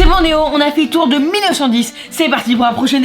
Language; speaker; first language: French; native; French